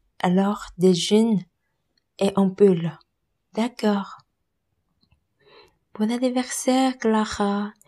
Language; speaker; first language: French; non-native, learner; Korean